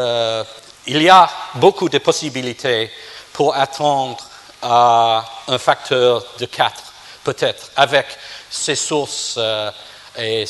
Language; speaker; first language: French; non-native, fluent; English